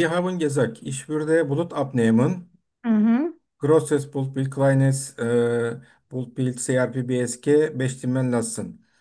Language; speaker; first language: German; non-native, learner; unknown